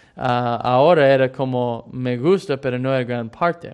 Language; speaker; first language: Spanish; non-native, fluent; English